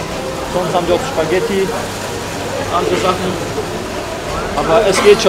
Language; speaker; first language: German; early bilingual, other home language; Albanian